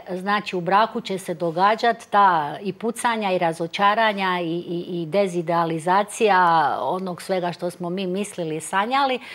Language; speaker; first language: Croatian; native; Croatian